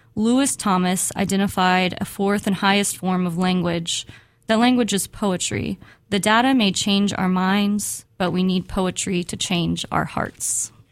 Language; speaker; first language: English; native; English